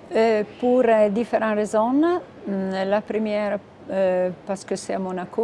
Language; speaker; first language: French; non-native, fluent; Italian